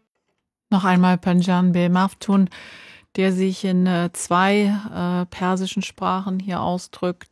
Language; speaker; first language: German; native; German